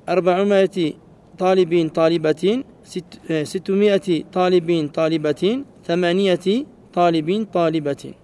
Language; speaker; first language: Arabic; non-native, fluent; French